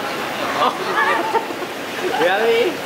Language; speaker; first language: English; non-native, learner; Japanese